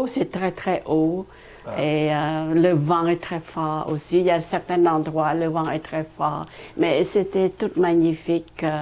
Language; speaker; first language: French; non-native, fluent; Khmer